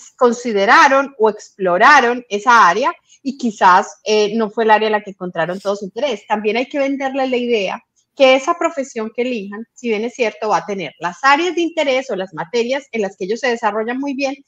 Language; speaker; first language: Spanish; native; Spanish